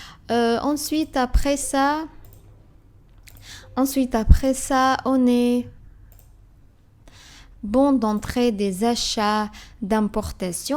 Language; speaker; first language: French; non-native, fluent; Arabic